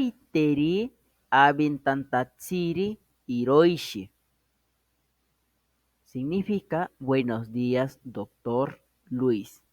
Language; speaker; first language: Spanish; non-native, local second language; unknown